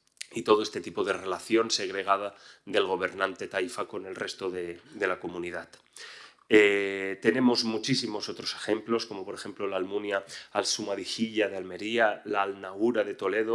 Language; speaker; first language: Spanish; native; Spanish